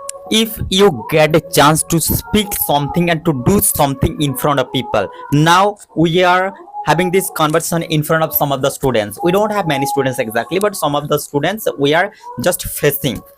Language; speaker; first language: English; non-native, local second language; Odia